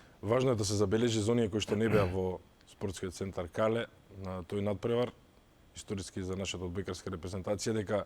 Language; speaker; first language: Macedonian; native; Macedonian